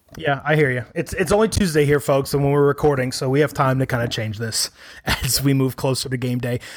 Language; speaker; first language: English; native; English